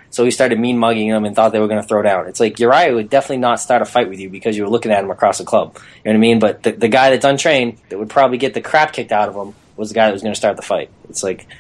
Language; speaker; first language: English; native; English